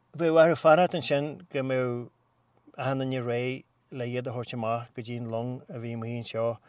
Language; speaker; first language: Irish; native; Irish